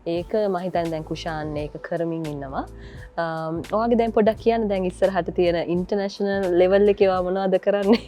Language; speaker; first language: Sinhala; native; Sinhala